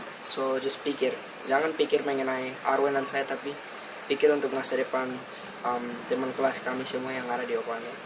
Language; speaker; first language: Indonesian; early bilingual, other home language; English